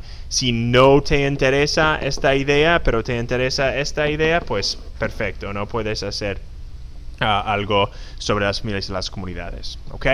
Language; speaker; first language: Spanish; non-native, fluent; English